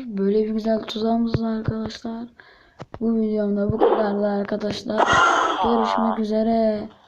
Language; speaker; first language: Turkish; native; Turkish